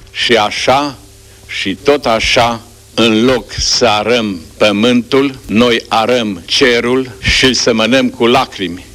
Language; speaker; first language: Romanian; native; Romanian